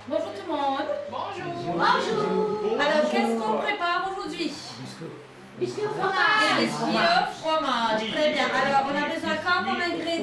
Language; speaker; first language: French; native; French